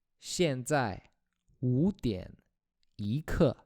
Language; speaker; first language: Chinese; non-native, fluent; Polish